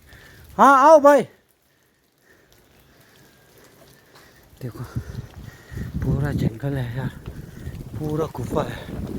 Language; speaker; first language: Hindi; non-native, local second language; Tibetan